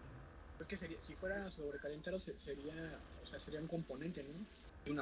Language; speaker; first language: Spanish; native; Spanish